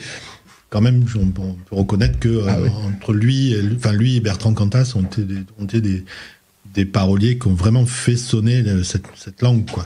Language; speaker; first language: French; native; French